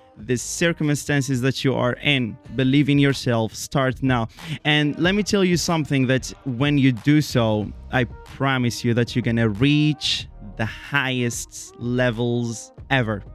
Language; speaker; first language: English; non-native, fluent; Arabic